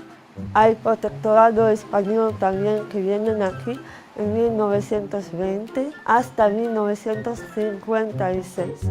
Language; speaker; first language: Spanish; non-native, learner; Arabic